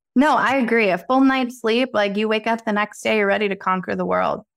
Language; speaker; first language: English; native; English